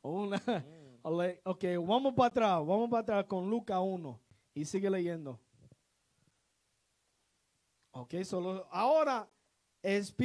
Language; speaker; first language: Spanish; non-native, learner; English